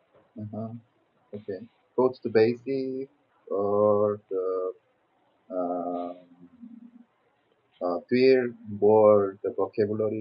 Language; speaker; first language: English; non-native, learner; Korean